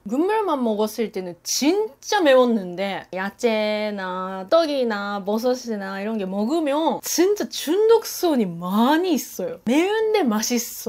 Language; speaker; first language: Korean; non-native, learner; Japanese